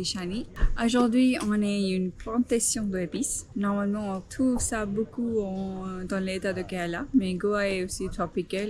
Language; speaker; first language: French; non-native, fluent; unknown